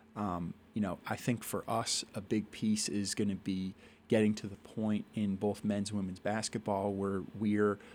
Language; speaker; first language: English; native; English